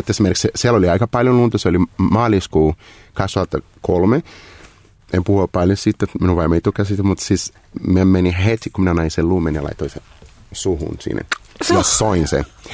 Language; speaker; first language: Finnish; non-native, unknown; Portuguese